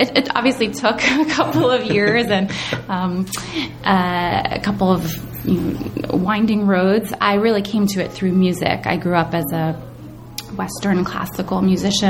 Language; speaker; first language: English; native; English